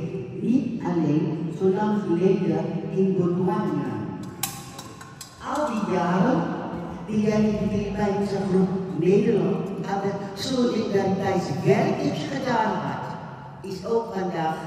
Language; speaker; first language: Dutch; non-native, fluent; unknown